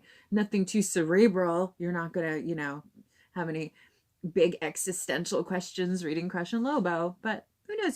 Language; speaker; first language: English; native; English